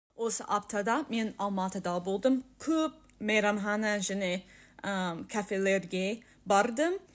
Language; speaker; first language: Kazakh; non-native, learner; English